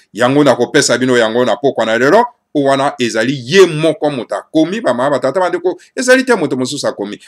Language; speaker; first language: Lingala; non-native, local second language; Kongo